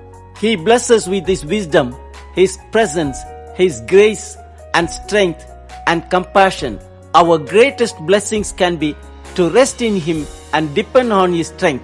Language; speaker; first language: English; non-native, local second language; Tamil